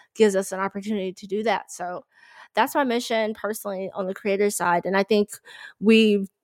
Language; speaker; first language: English; native; English